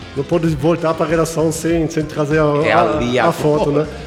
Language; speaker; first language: Portuguese; non-native, fluent; German